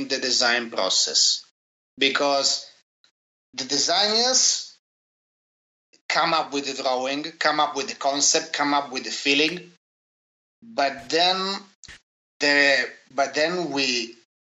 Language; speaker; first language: English; non-native, fluent; Italian